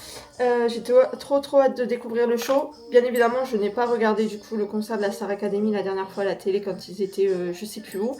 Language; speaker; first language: French; native; French